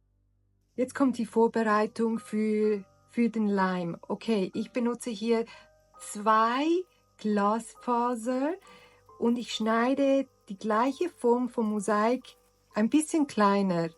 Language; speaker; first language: German; non-native, learner; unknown